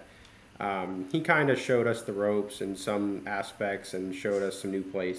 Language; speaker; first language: English; native; English